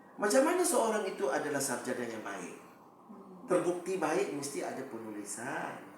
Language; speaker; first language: Malay; native; Malay